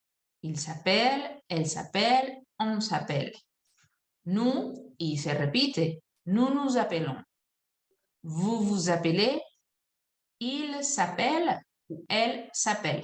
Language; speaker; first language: French; non-native, fluent; Spanish